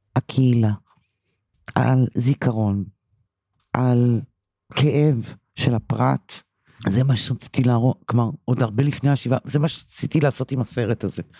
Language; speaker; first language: Hebrew; early bilingual, other home language; English